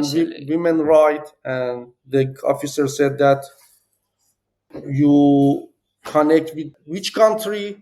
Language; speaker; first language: English; non-native, learner; Persian